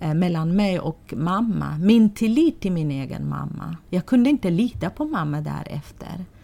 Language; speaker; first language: Swedish; non-native, fluent; Arabic